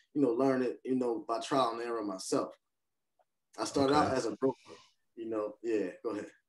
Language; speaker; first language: English; native; English